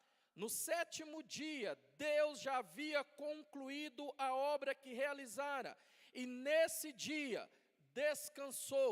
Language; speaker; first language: Portuguese; native; Portuguese